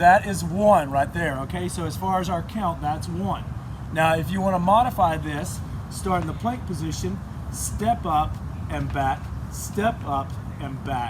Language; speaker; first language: English; native; English